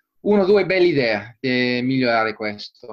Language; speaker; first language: Italian; non-native, fluent; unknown